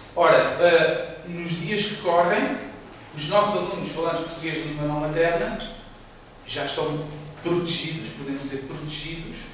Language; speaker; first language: Portuguese; native; Portuguese